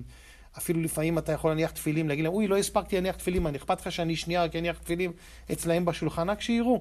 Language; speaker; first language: Hebrew; native; Hebrew